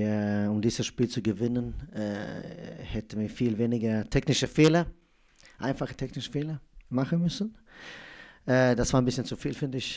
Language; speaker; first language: German; non-native, fluent; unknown